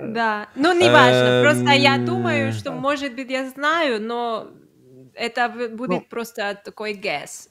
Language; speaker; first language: Russian; non-native, learner; Catalan